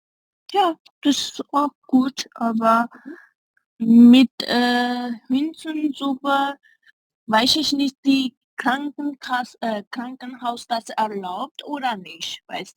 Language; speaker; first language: German; non-native, learner; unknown